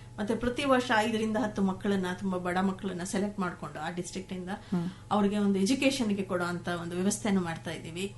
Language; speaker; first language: Kannada; native; Kannada